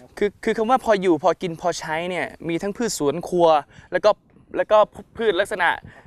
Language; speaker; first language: Thai; non-native, local second language; Lao